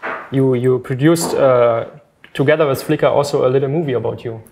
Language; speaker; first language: English; non-native, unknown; German